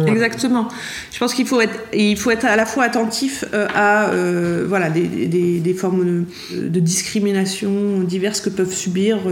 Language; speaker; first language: French; native; French